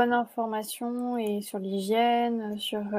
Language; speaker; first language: French; native; French